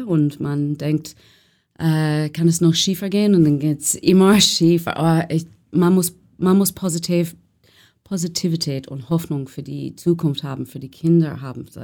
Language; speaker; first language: German; non-native, fluent; English